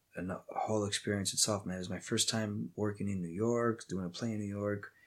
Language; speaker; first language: English; native; English